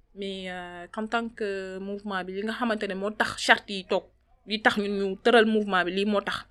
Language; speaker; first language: French; non-native, local second language; Wolof